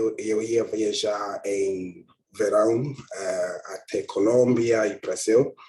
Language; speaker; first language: Portuguese; non-native, learner; English